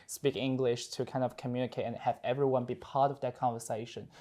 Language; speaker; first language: English; non-native, fluent; Chinese